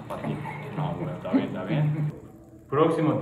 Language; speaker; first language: Spanish; non-native, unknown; Japanese